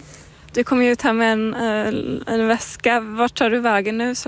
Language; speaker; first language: Swedish; native; Swedish